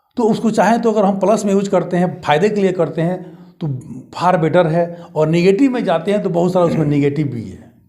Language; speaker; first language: Hindi; native; Hindi